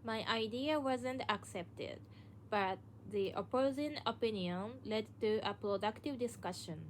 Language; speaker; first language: English; non-native, learner; Japanese